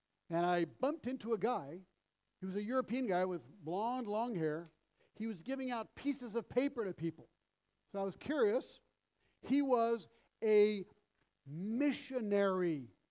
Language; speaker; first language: English; early bilingual, other home language; French